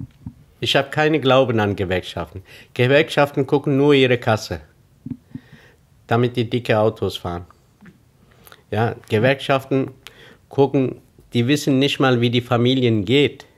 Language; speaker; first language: German; non-native, fluent; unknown